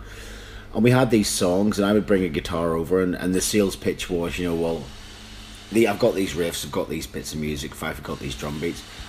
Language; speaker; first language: English; native; English